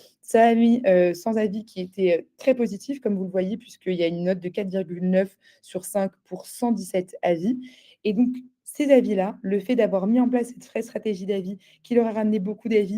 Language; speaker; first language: French; native; French